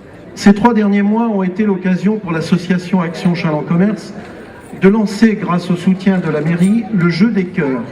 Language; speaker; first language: French; native; French